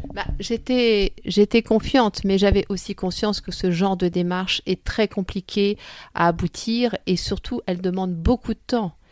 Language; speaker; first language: French; native; French